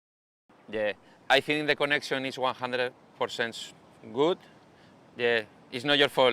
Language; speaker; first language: English; non-native, fluent; Spanish